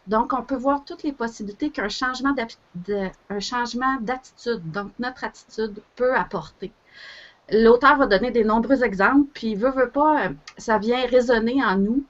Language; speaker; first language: French; native; French